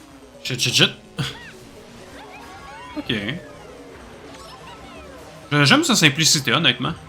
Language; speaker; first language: French; native; French